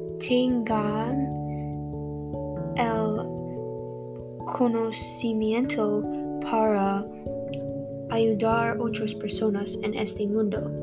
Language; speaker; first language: Spanish; non-native, learner; English